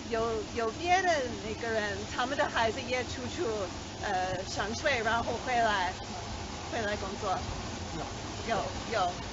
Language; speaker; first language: Chinese; non-native, learner; English